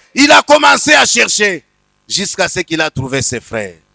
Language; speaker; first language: French; non-native, local second language; Swahili